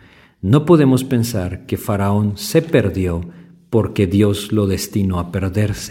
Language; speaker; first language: Spanish; native; Spanish